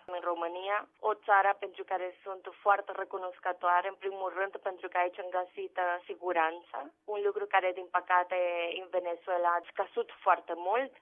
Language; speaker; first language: Romanian; non-native, fluent; Spanish